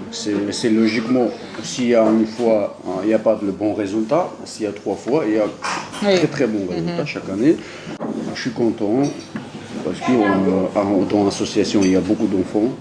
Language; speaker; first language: French; non-native, learner; Georgian